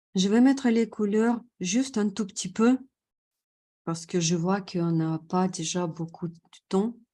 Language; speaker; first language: French; non-native, fluent; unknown